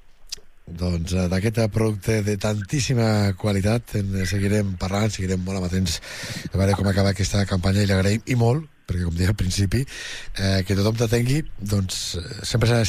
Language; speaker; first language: Catalan; native; Catalan